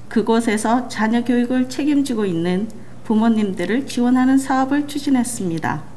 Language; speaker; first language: Korean; native; Korean